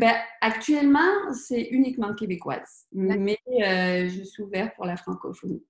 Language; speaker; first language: French; native; French